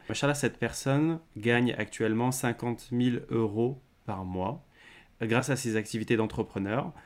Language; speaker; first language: French; native; French